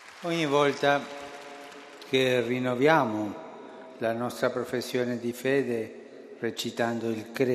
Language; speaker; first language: Italian; non-native, fluent; Spanish